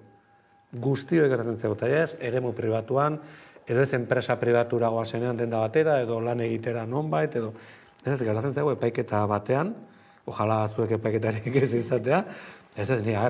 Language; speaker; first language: Basque; native; Basque